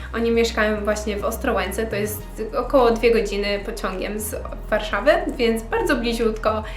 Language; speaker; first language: Polish; early bilingual, heritage; Polish